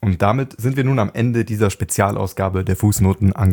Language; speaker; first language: German; native; German